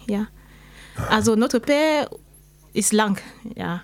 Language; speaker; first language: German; non-native, learner; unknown